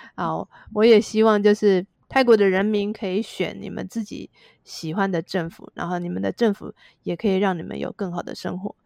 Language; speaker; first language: Chinese; native; Chinese